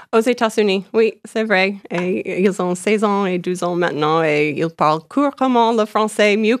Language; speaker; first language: French; non-native, learner; English